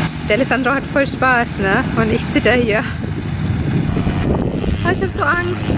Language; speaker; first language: German; native; German